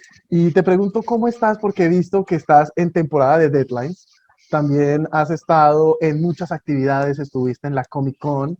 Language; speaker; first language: Spanish; native; Spanish